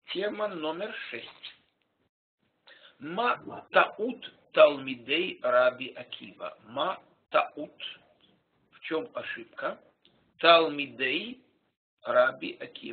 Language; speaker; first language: Russian; native; Russian